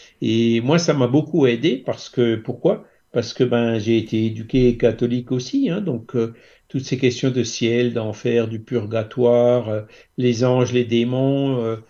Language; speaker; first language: French; native; French